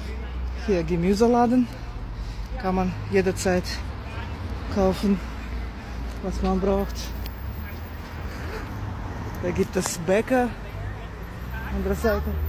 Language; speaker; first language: German; non-native, fluent; Russian